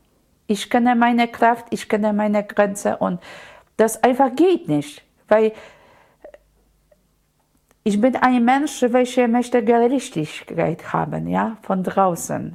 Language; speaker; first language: German; non-native, learner; Polish